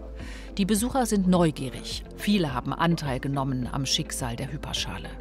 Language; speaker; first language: German; native; German